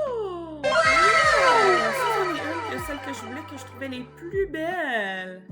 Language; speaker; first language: French; native; French